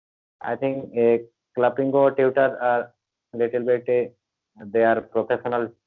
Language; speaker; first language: English; non-native, learner; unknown